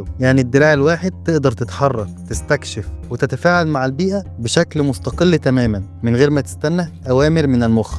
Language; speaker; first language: Arabic; native; Arabic